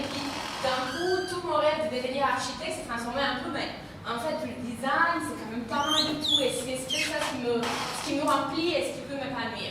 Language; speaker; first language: French; non-native, fluent; Romanian